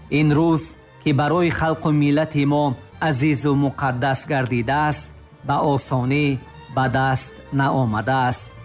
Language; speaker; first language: Tajik; native; Tajik